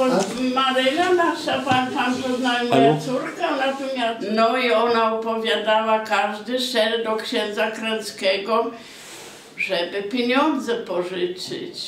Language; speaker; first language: Polish; non-native, local second language; Kashubian